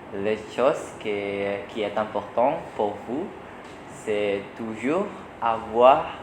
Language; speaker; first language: French; non-native, learner; Indonesian